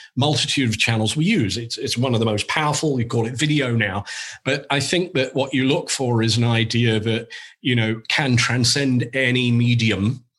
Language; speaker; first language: English; native; English